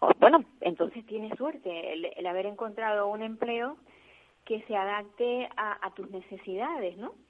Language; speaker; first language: Spanish; native; Spanish